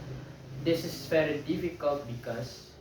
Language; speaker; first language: English; non-native, learner; Indonesian